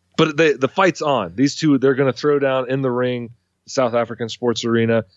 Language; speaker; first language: English; native; English